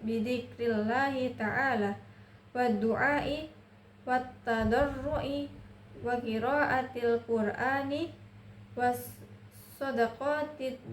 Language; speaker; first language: Arabic; non-native, learner; Indonesian